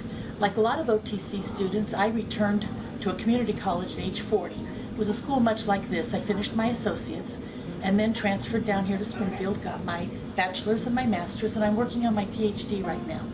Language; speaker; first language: English; native; English